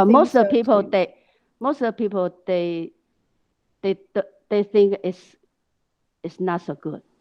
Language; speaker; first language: English; non-native, learner; Chinese